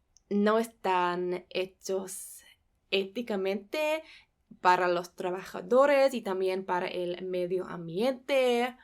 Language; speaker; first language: Spanish; non-native, fluent; English